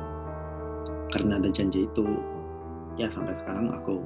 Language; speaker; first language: Indonesian; non-native, fluent; Japanese